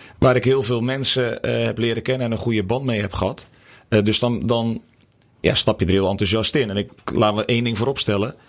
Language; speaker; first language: Dutch; native; Dutch